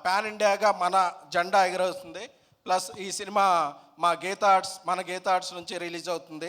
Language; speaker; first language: Telugu; native; Telugu